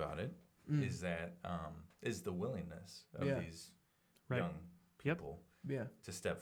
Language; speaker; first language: English; native; English